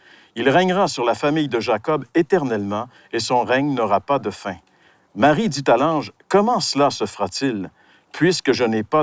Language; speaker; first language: French; native; French